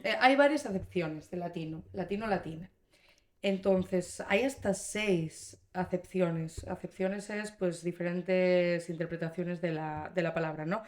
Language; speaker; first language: Spanish; native; Spanish